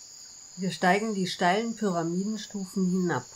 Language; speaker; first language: German; native; German